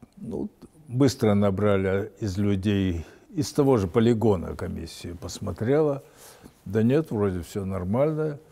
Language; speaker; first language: Russian; native; Russian